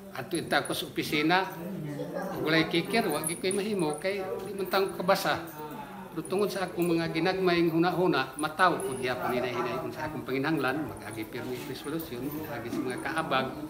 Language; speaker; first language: Cebuano; non-native, local second language; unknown